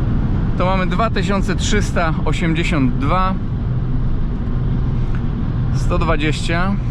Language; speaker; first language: Polish; native; Polish